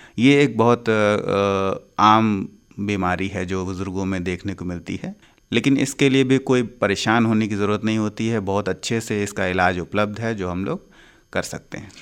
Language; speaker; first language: Hindi; native; Hindi